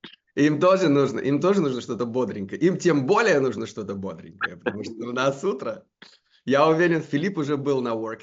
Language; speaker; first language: Russian; native; Russian